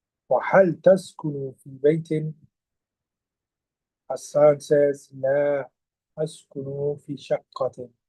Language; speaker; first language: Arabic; non-native, fluent; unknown